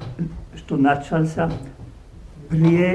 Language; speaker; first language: Russian; non-native, learner; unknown